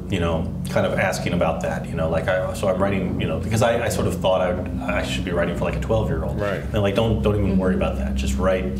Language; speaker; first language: English; native; English